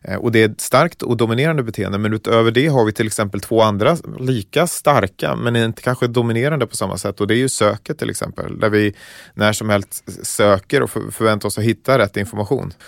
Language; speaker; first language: Swedish; native; Swedish